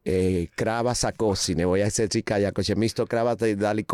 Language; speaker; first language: Czech; non-native, fluent; Spanish